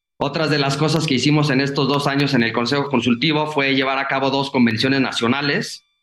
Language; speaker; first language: Spanish; native; Spanish